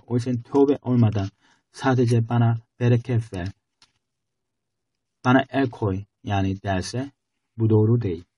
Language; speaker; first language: Turkish; non-native, fluent; Korean